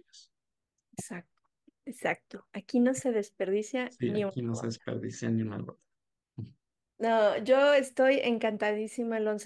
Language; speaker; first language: Spanish; native; Spanish